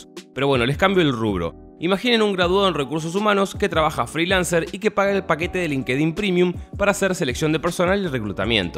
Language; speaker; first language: Spanish; native; Spanish